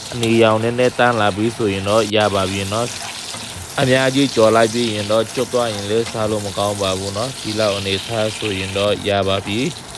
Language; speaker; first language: Burmese; non-native, local second language; Mon